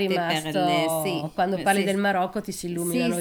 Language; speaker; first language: Italian; native; Italian